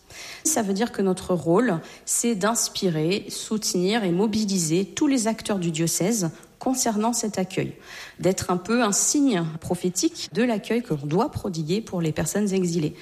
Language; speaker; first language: French; native; French